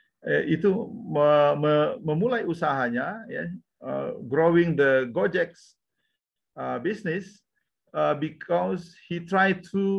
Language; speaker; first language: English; non-native, learner; Indonesian